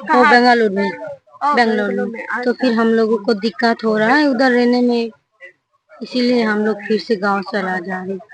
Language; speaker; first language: Hindi; non-native, learner; Bangla